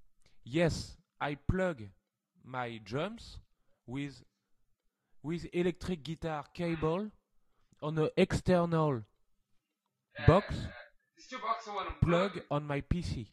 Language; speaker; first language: English; non-native, learner; French